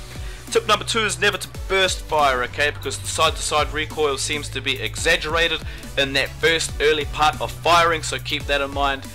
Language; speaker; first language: English; native; English